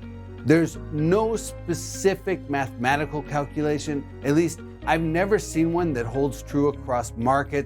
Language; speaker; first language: English; native; English